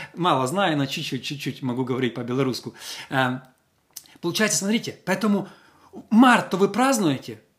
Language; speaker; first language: Russian; non-native, local second language; Ukrainian